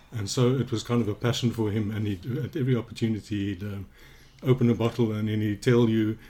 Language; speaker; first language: English; native; English